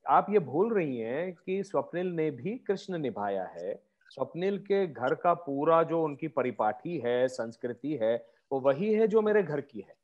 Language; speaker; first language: Hindi; non-native, local second language; Marathi